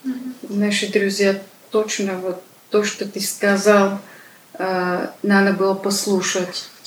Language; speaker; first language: Russian; non-native, learner; Slovak